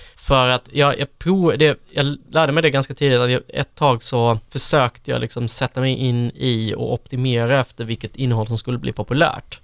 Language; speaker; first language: Swedish; native; Swedish